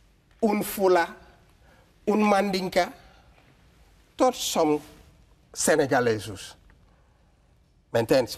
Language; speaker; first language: Catalan; non-native, fluent; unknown